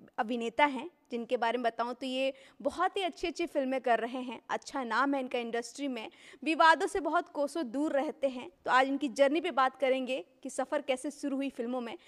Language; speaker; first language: Hindi; native; Hindi